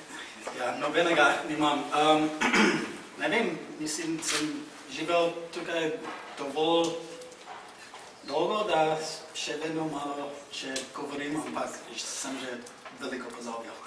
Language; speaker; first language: Slovenian; non-native, fluent; English